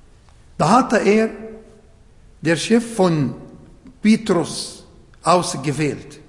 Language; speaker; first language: German; non-native, learner; Arabic